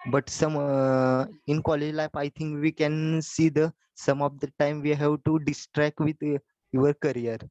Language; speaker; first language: English; non-native, learner; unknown